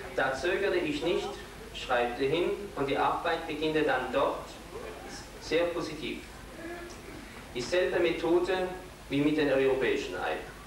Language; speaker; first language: German; non-native, local second language; Swiss German